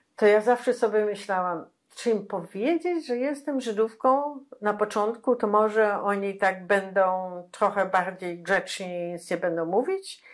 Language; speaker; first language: Polish; non-native, local second language; Yiddish